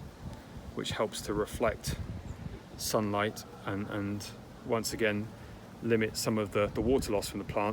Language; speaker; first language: English; native; English